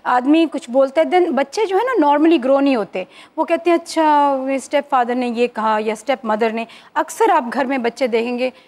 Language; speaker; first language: Urdu; native; Urdu